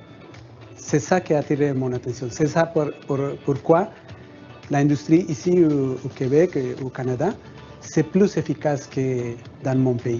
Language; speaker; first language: French; non-native, fluent; Spanish